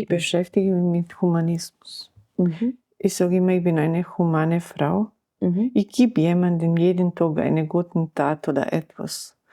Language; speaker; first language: German; non-native, learner; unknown